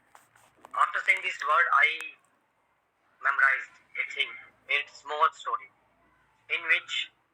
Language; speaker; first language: English; non-native, local second language; Hindi